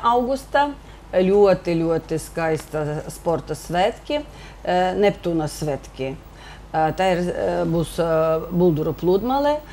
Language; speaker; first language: Latvian; non-native, local second language; Russian